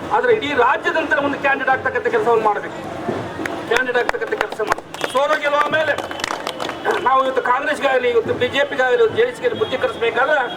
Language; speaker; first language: Kannada; non-native, local second language; Lambadi